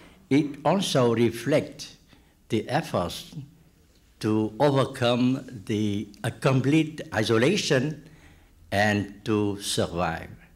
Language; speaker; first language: English; non-native, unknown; Vietnamese